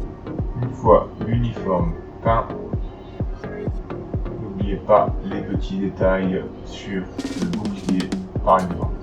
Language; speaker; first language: French; native; French